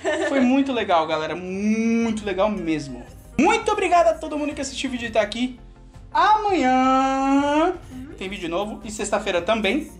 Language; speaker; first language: Portuguese; native; Portuguese